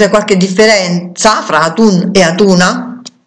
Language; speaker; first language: Italian; native; Italian